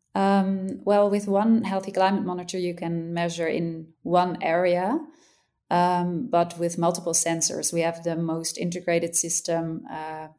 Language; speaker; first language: English; non-native, fluent; Dutch